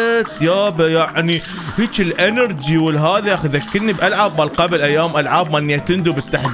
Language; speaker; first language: Arabic; native; Arabic